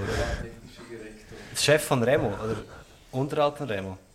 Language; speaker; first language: German; native; German